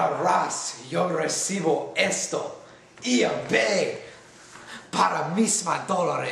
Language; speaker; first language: Spanish; non-native, learner; English